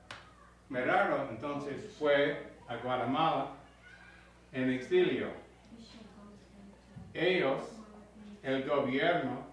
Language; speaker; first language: Spanish; non-native, learner; English